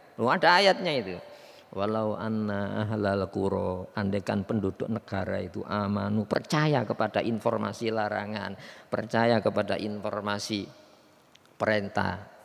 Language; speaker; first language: Indonesian; non-native, local second language; Javanese